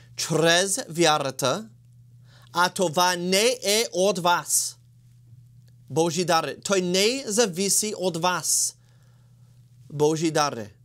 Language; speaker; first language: Bulgarian; non-native, learner; English